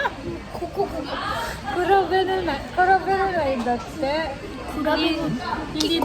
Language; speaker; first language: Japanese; non-native, fluent; Filipino